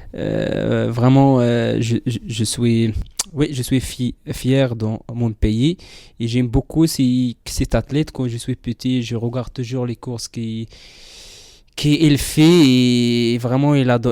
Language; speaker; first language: French; non-native, learner; Central Atlas Tamazight